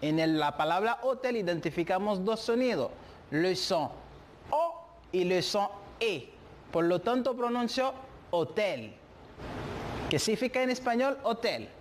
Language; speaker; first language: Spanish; non-native, fluent; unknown